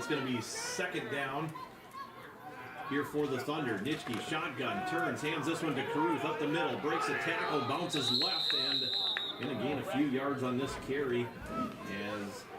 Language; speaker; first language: English; native; English